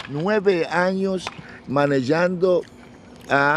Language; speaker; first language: Spanish; native; Spanish